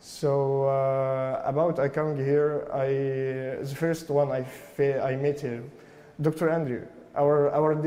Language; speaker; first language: English; non-native, learner; Arabic